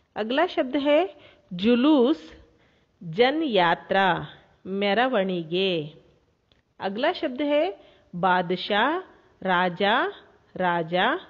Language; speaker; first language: Hindi; non-native, local second language; Kannada